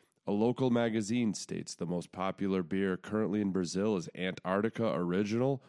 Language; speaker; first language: English; native; English